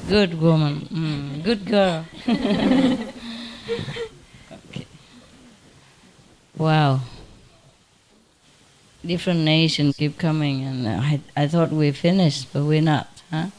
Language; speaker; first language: English; non-native, fluent; Vietnamese